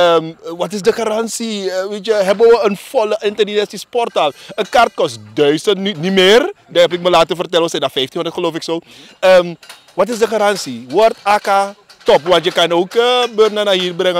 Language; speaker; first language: Dutch; native; Dutch